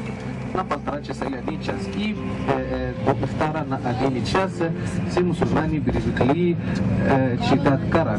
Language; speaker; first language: Russian; non-native, fluent; Arabic